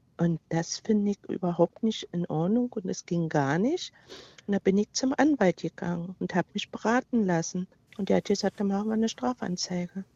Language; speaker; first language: German; native; German